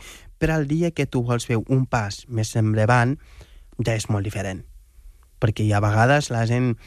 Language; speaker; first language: Catalan; non-native, fluent; Wolof